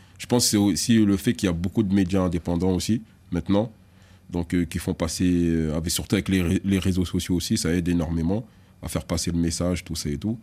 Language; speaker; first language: French; early bilingual, other home language; Lingala